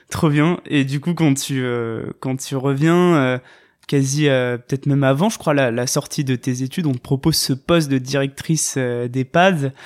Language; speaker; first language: French; native; French